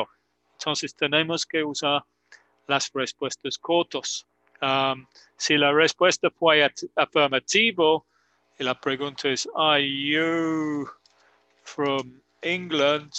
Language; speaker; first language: Spanish; non-native, fluent; English